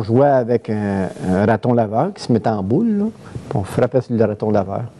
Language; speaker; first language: French; native; French